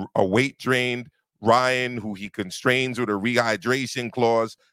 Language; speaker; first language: English; native; English